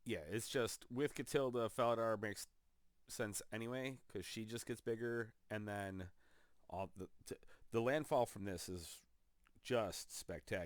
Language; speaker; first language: English; native; English